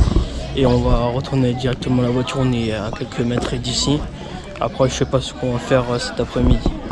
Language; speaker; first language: French; native; French